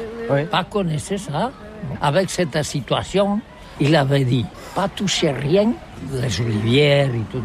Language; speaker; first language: French; non-native, learner; Catalan